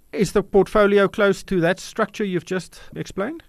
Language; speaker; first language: English; non-native, local second language; Afrikaans